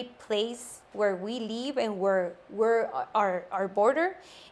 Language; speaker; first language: English; non-native, fluent; Spanish